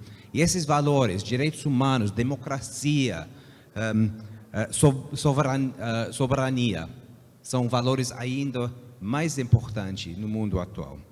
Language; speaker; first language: Portuguese; non-native, fluent; English